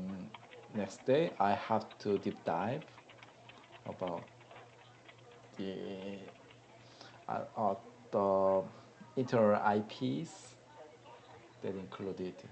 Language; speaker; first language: English; non-native, learner; Korean